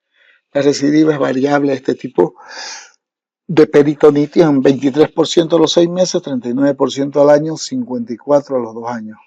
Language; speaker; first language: Spanish; native; Spanish